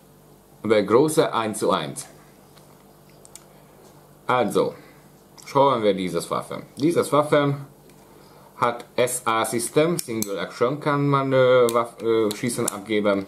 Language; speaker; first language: German; non-native, learner; Hungarian